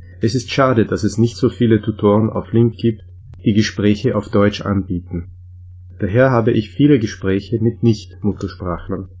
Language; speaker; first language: German; non-native, learner; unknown